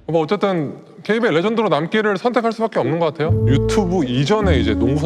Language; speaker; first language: Korean; native; Korean